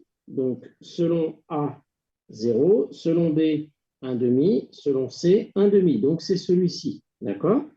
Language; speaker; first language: French; native; French